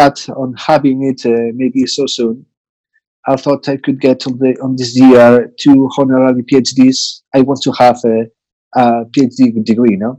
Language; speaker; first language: English; non-native, fluent; Spanish